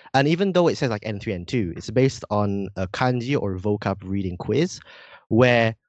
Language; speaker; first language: English; non-native, fluent; Indonesian